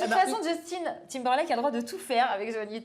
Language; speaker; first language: French; native; French